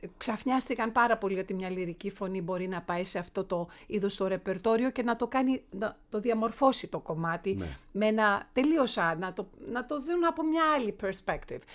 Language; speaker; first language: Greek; early bilingual, heritage; Greek